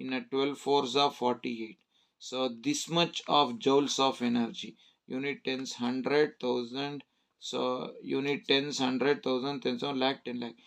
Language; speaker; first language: English; non-native, local second language; Kannada